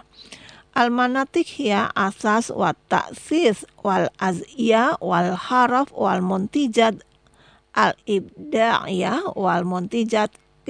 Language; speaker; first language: Arabic; non-native, fluent; Indonesian